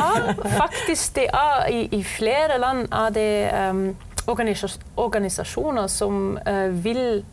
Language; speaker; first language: Norwegian; non-native, fluent; German